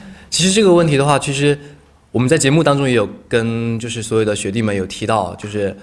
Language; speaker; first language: Chinese; native; Chinese